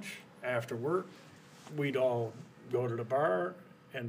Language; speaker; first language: English; native; English